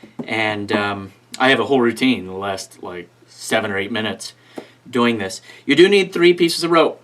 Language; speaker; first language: English; native; English